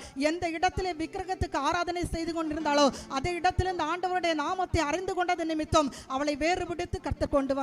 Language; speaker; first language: Tamil; native; Tamil